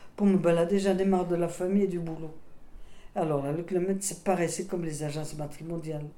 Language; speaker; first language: French; non-native, local second language; Swiss German